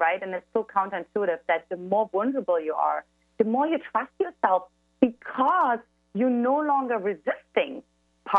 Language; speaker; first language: English; non-native, fluent; German